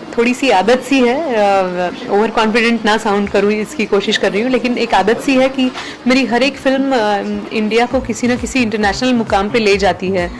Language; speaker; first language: Hindi; non-native, local second language; Marathi